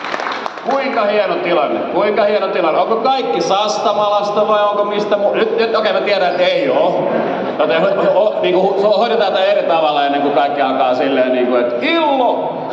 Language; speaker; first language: Finnish; native; Finnish